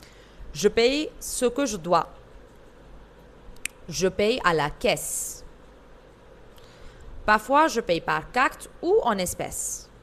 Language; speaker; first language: French; non-native, fluent; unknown